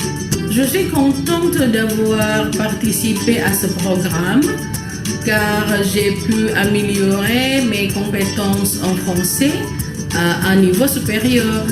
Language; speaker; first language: French; non-native, fluent; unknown